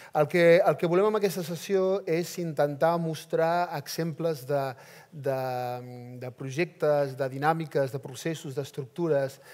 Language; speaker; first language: Catalan; native; Catalan